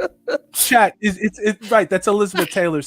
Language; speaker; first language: English; native; English